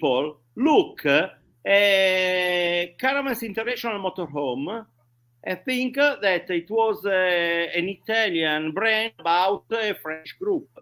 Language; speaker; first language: English; non-native, learner; Italian